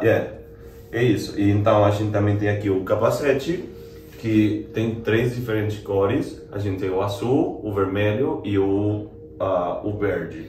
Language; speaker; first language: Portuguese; non-native, fluent; English